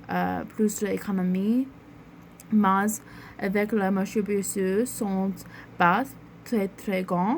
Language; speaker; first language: French; non-native, learner; English